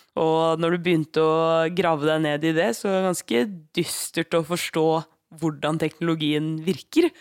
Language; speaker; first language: Norwegian; native; Norwegian